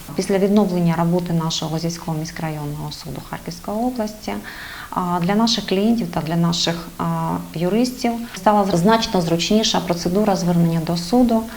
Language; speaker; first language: Ukrainian; native; Ukrainian